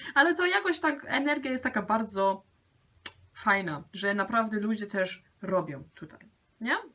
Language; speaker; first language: Polish; early bilingual, heritage; Polish